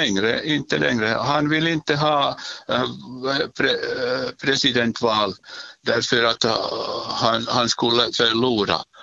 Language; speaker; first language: Swedish; non-native, learner; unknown